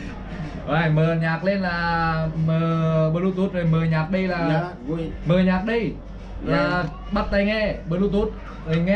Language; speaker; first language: Vietnamese; native; Vietnamese